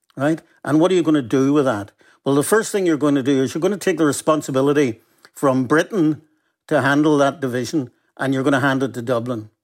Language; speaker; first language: English; native; English